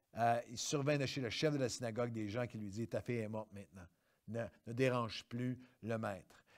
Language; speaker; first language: French; native; French